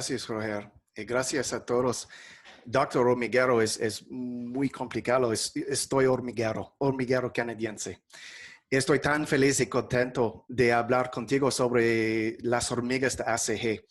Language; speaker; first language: Spanish; non-native, fluent; English